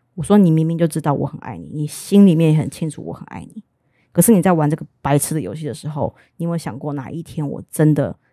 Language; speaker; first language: Chinese; native; Chinese